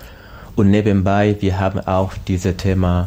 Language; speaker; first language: German; non-native, learner; Swahili